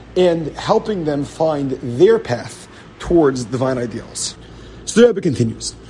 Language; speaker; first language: English; native; English